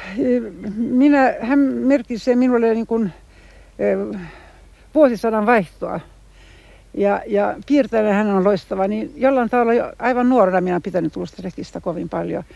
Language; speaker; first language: Finnish; non-native, local second language; Swedish